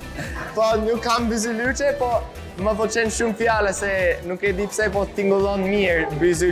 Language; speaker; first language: Albanian; non-native, fluent; English